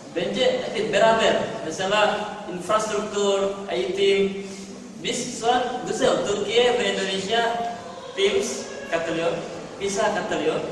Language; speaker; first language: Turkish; non-native, learner; Indonesian